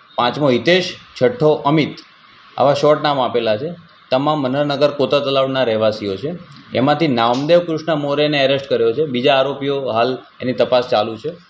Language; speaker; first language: Gujarati; native; Gujarati